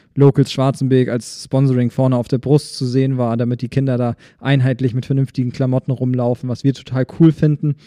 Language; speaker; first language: German; native; German